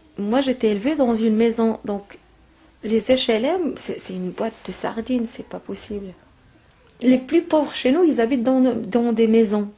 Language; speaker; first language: French; non-native, local second language; Arabic